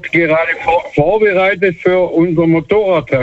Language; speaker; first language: German; native; German